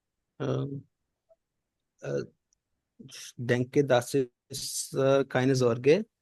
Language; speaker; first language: German; non-native, learner; Urdu